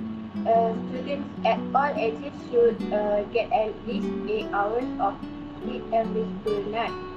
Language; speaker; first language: English; non-native, learner; Malay